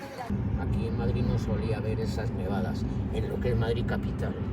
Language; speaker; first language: Spanish; native; Spanish